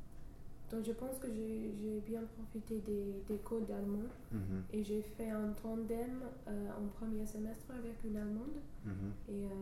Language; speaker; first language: French; non-native, fluent; English